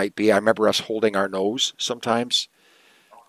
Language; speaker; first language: English; native; English